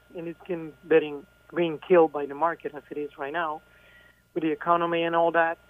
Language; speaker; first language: English; non-native, fluent; Spanish